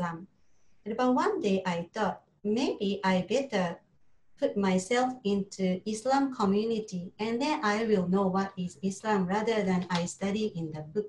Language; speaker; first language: English; non-native, learner; Japanese